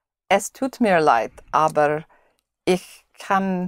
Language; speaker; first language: German; non-native, learner; English